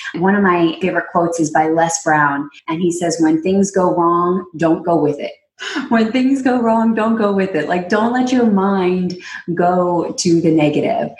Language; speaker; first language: English; native; English